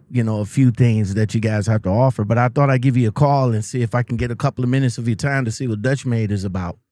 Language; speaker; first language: English; native; English